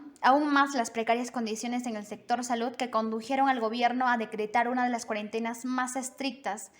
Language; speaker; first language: Spanish; native; Spanish